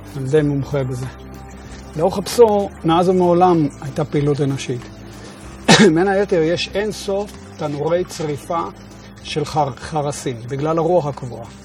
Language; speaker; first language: Hebrew; early bilingual, other home language; German